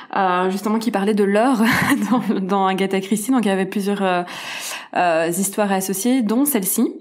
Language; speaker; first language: French; native; French